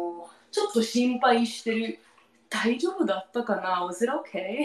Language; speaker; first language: Japanese; non-native, learner; English